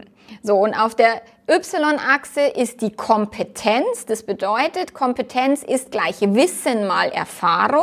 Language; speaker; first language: German; native; German